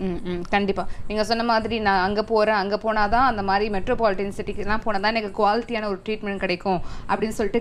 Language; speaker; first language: Tamil; native; Tamil